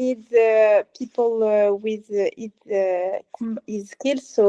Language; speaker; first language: English; non-native, learner; French